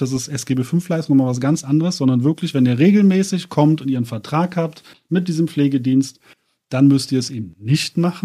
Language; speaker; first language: German; native; German